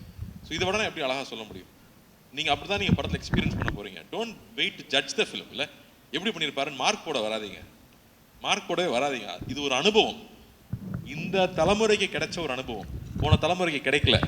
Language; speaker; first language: Tamil; native; Tamil